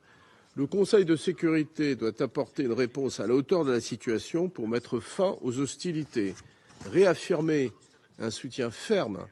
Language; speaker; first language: French; native; French